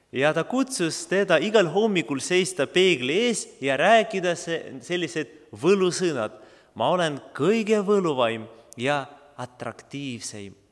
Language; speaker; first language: Estonian; non-native, local second language; Russian